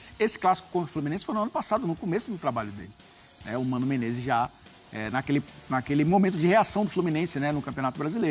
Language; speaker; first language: Portuguese; native; Portuguese